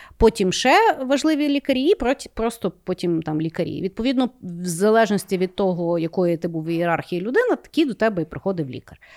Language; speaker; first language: Ukrainian; non-native, local second language; Russian